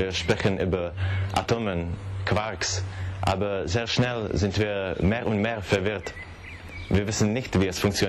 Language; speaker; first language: German; non-native, fluent; Czech